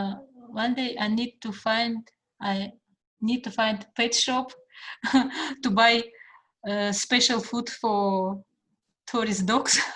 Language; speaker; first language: English; non-native, fluent; Russian